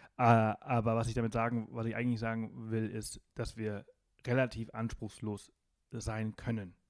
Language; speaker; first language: German; non-native, fluent; Spanish